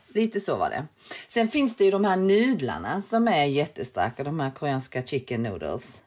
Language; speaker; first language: Swedish; early bilingual, other home language; Korean